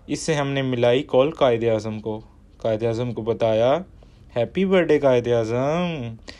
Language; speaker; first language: Urdu; native; Urdu